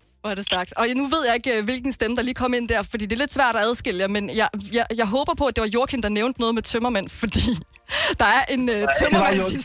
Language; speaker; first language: Danish; native; Danish